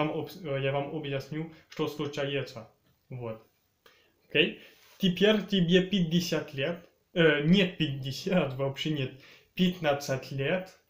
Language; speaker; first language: Russian; early bilingual, heritage; French